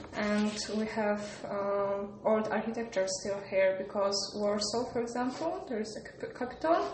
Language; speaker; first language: English; non-native, learner; Polish